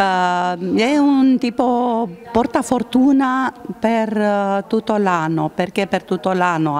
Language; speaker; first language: Italian; non-native, fluent; Romanian